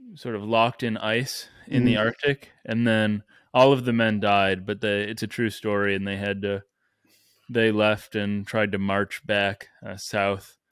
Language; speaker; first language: English; native; English